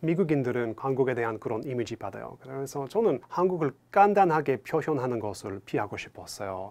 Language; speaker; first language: Korean; non-native, fluent; English